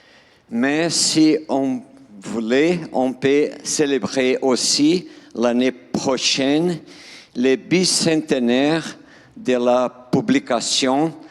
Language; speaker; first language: French; non-native, fluent; Portuguese